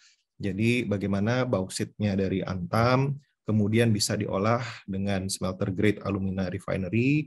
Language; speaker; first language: Indonesian; native; Indonesian